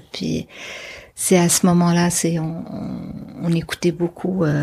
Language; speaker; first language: French; non-native, local second language; Arabic